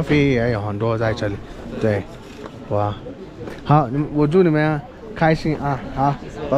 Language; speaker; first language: Chinese; non-native, fluent; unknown